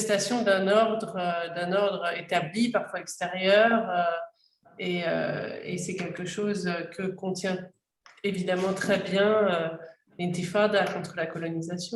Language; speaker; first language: French; native; French